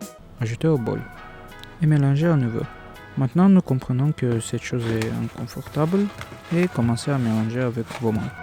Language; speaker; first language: French; non-native, learner; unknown